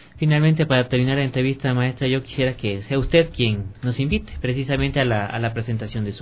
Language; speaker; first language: Spanish; native; Spanish